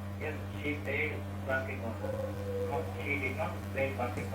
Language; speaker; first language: English; non-native, learner; Kannada